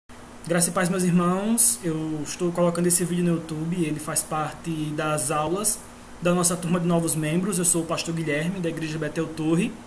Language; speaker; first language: Portuguese; native; Portuguese